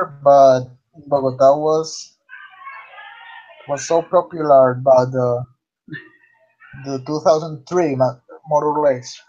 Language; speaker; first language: English; non-native, learner; Spanish